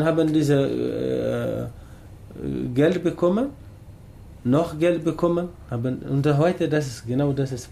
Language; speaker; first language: German; non-native, learner; Tamasheq